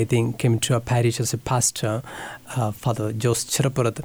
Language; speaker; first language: English; non-native, local second language; Malayalam